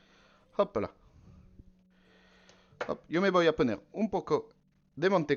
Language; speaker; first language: Spanish; non-native, learner; French